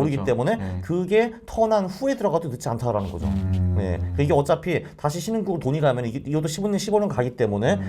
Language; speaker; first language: Korean; native; Korean